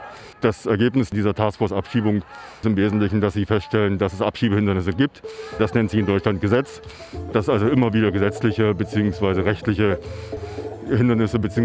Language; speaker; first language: German; native; German